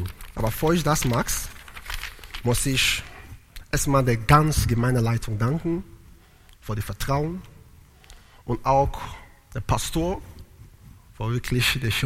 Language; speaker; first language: German; non-native, learner; Italian